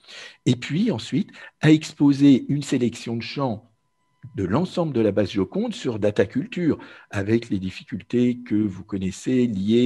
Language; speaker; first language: French; native; French